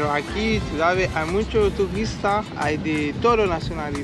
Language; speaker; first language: Spanish; non-native, learner; Haitian Creole